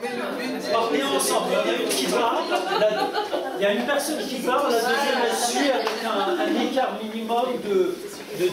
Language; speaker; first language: French; native; French